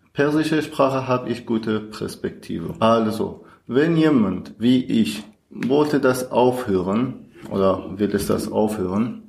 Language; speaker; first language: German; non-native, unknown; Kurdish